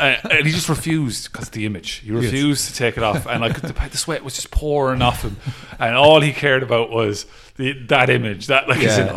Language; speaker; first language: English; native; English